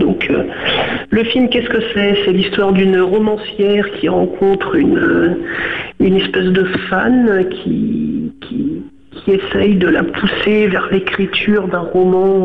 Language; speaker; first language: French; native; French